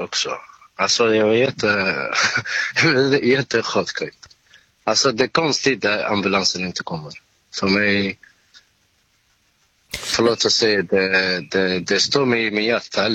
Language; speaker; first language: Swedish; non-native, learner; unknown